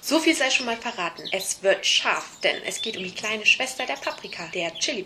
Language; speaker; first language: German; native; German